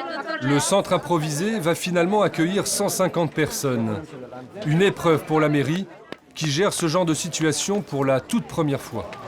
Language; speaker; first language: French; native; French